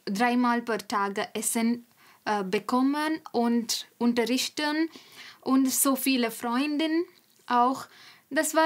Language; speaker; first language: German; non-native, fluent; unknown